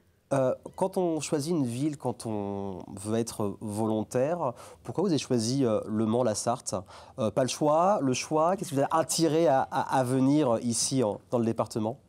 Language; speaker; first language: French; native; French